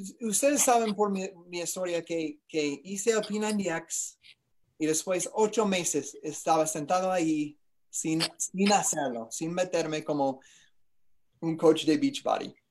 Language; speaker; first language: Spanish; non-native, learner; English